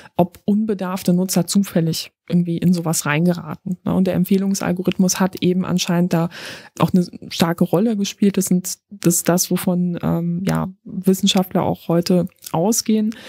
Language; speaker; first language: German; non-native, fluent; Polish